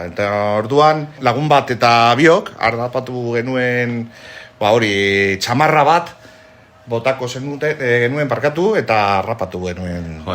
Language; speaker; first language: Basque; non-native, local second language; Spanish